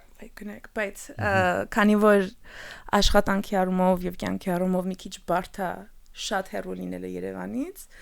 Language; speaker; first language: Armenian; early bilingual, heritage; Armenian